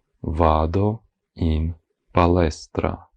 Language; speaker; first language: Italian; non-native, fluent; Ukrainian